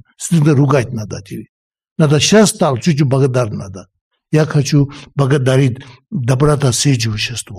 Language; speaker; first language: Russian; non-native, learner; Tibetan